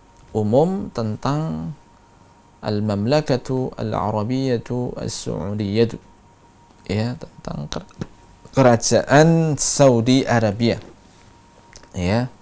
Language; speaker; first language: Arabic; non-native, fluent; Indonesian